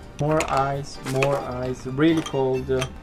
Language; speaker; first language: English; non-native, learner; Italian